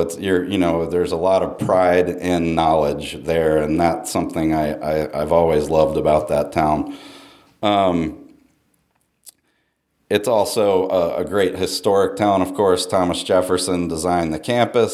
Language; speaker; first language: English; native; English